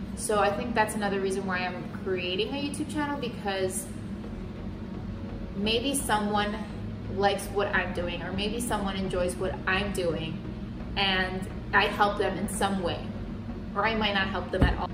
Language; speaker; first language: English; early bilingual, other home language; Spanish